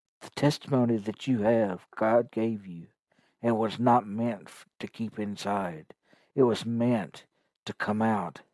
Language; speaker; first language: English; native; English